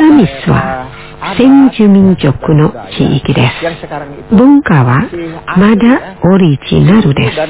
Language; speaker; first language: Japanese; non-native, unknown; Indonesian